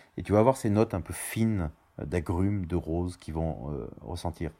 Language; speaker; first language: French; native; French